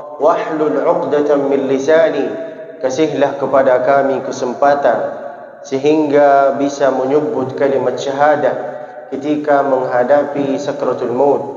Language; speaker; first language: Malay; early bilingual, heritage; Malay